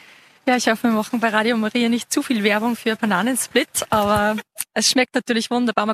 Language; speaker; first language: German; native; German